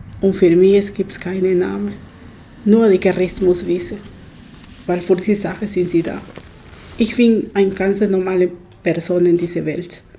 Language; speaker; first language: German; non-native, learner; Spanish